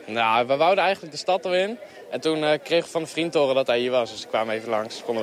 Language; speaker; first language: Dutch; native; Dutch